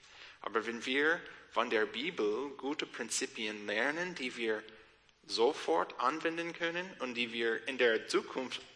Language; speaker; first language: German; non-native, learner; English